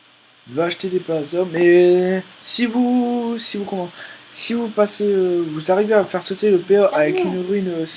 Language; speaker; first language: French; native; French